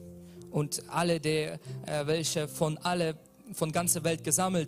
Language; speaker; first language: German; non-native, learner; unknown